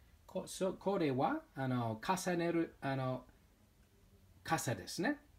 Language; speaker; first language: Japanese; non-native, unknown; English